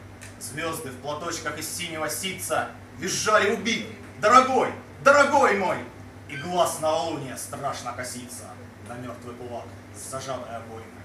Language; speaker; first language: Russian; native; Russian